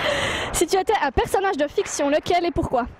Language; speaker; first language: French; native; French